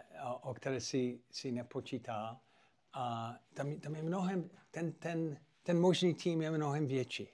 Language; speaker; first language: Czech; non-native, fluent; English